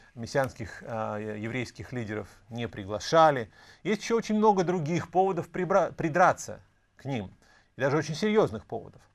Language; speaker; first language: Russian; native; Russian